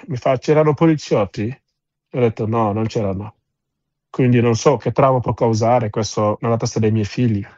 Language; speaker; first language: Italian; non-native, fluent; Wolof